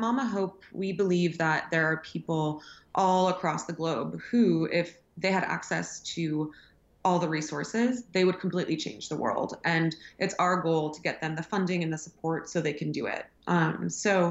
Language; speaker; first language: English; native; English